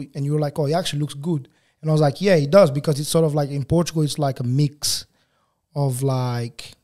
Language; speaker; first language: English; non-native, fluent; Portuguese